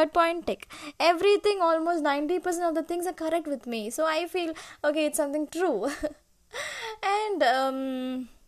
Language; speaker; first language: English; non-native, local second language; Malayalam